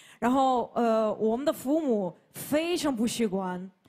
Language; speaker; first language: Chinese; non-native, learner; Ukrainian